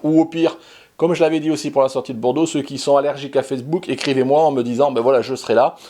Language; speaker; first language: French; native; French